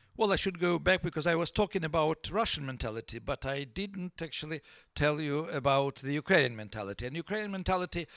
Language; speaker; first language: English; non-native, fluent; Russian